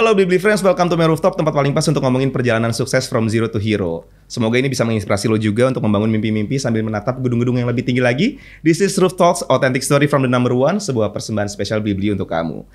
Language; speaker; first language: Indonesian; native; Indonesian